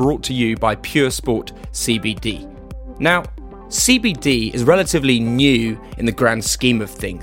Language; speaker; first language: English; native; English